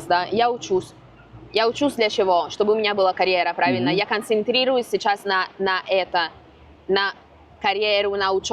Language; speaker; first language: Russian; non-native, fluent; Italian